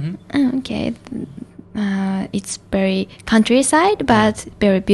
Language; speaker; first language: English; non-native, learner; Japanese